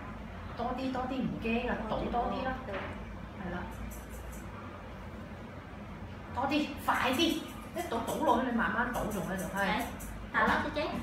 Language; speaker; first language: Cantonese; native; Cantonese